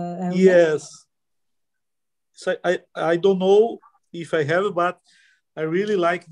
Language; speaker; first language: English; non-native, learner; Portuguese